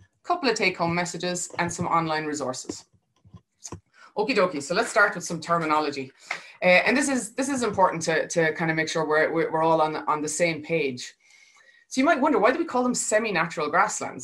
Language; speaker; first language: English; native; English